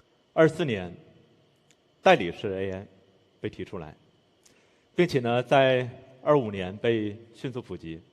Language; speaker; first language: Chinese; native; Chinese